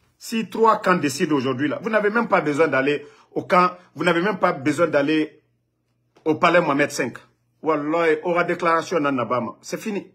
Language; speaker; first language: French; non-native, local second language; Mandingo